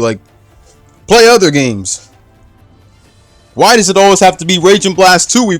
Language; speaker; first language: English; native; English